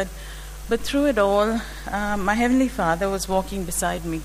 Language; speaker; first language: English; non-native, local second language; Malayalam